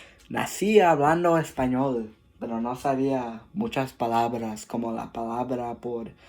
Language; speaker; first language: Spanish; early bilingual, heritage; English